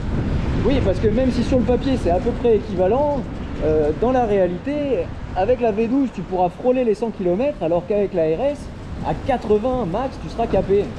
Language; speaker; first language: French; native; French